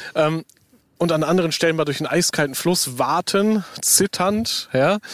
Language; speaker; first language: German; native; German